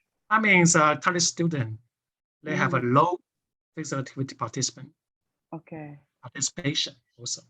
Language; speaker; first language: English; non-native, fluent; Chinese